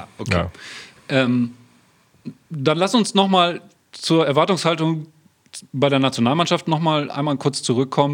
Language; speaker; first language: German; native; German